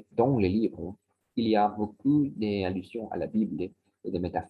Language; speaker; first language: French; non-native, learner; Spanish